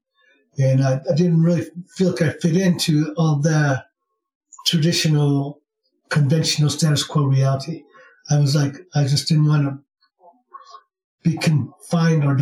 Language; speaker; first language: English; native; English